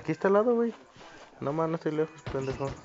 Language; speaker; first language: Spanish; native; Spanish